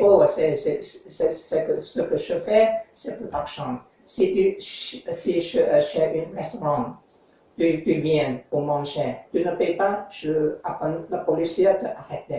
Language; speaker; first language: French; non-native, learner; English